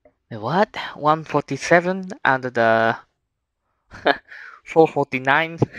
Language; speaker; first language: English; non-native, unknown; Japanese